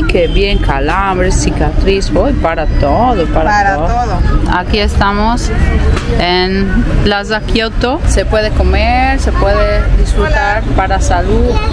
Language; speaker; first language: Spanish; non-native, fluent; Italian